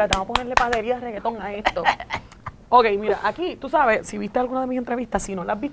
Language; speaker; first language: Spanish; native; Spanish